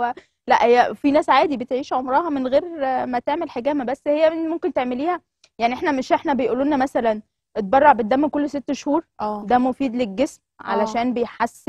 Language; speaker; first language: Arabic; native; Arabic